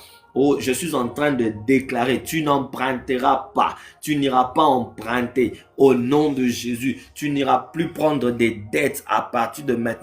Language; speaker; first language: French; non-native, local second language; Lingala